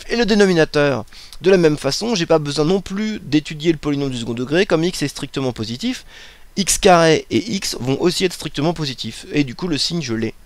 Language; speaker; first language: French; native; French